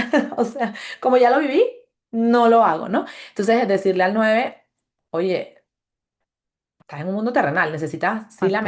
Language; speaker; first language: Spanish; native; Spanish